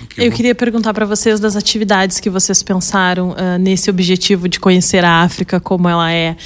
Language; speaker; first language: Portuguese; native; Portuguese